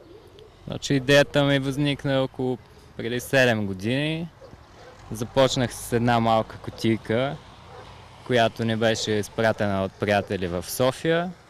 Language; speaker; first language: Bulgarian; native; Bulgarian